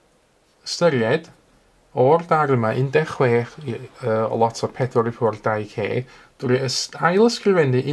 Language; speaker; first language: Welsh; native; Welsh